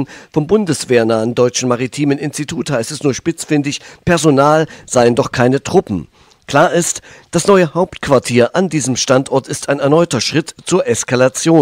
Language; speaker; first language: German; native; German